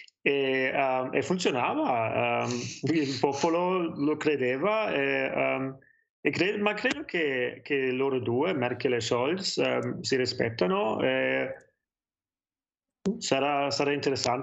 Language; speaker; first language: Italian; non-native, learner; German